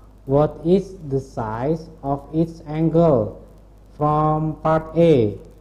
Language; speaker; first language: English; non-native, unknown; Indonesian